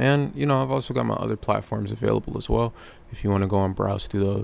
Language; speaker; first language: English; native; English